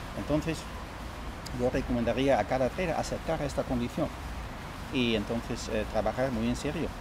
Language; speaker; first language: Spanish; non-native, fluent; Dutch